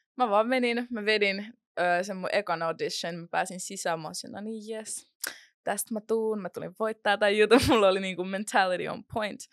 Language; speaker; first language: Finnish; non-native, local second language; Russian